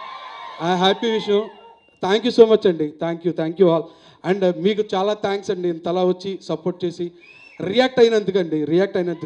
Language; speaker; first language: Telugu; native; Telugu